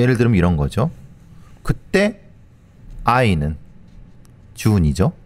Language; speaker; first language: Korean; native; Korean